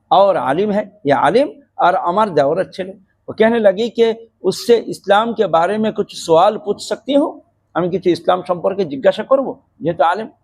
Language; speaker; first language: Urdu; non-native, fluent; Bangla